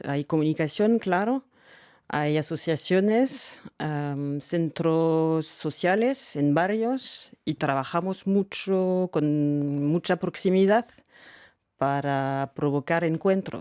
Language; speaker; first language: Spanish; non-native, fluent; French